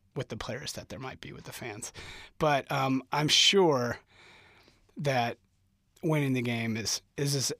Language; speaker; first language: English; native; English